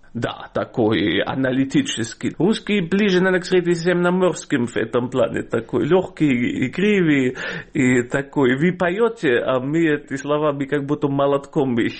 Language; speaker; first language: Russian; non-native, fluent; German